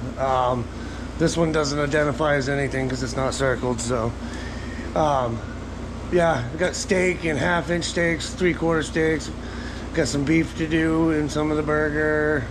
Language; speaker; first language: English; native; English